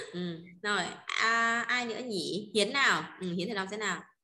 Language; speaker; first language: Vietnamese; native; Vietnamese